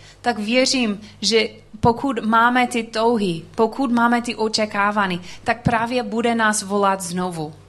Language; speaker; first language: Czech; non-native, learner; English